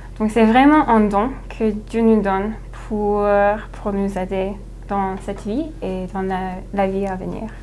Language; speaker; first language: French; non-native, fluent; English